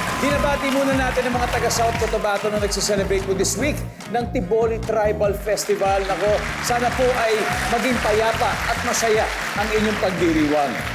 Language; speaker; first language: Filipino; native; Filipino